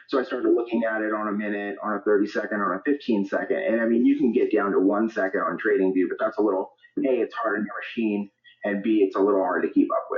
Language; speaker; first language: English; native; English